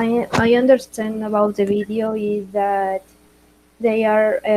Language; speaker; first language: English; non-native, learner; Spanish